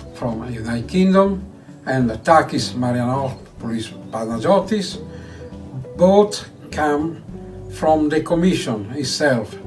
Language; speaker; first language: English; non-native, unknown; Italian